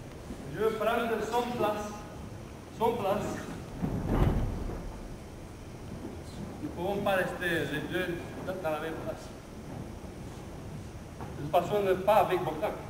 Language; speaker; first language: French; non-native, learner; Romanian